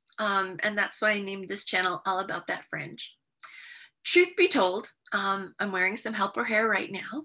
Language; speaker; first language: English; native; English